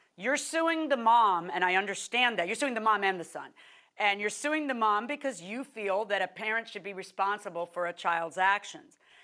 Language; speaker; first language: English; native; English